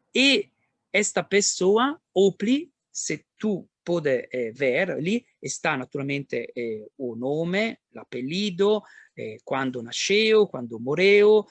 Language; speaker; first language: Portuguese; non-native, learner; Italian